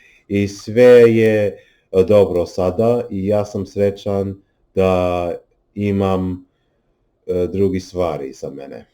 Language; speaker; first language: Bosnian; non-native, learner; English